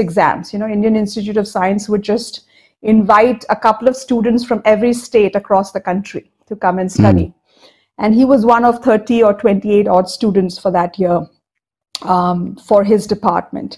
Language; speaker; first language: English; non-native, local second language; Odia